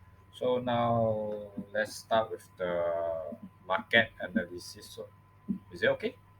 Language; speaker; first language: English; non-native, local second language; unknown